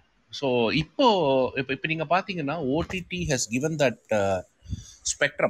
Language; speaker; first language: Tamil; native; Tamil